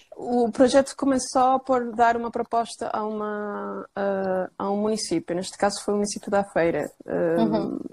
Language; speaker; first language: Portuguese; non-native, fluent; Spanish